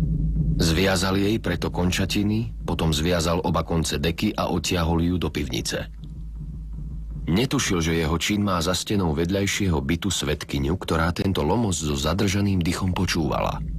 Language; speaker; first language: Slovak; native; Slovak